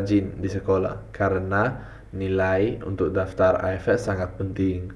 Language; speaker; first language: Indonesian; non-native, fluent; Italian